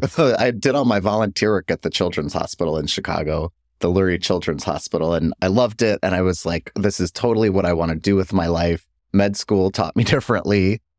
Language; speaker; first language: English; native; English